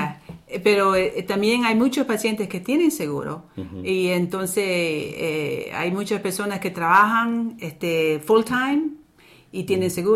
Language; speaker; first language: Spanish; early bilingual, other home language; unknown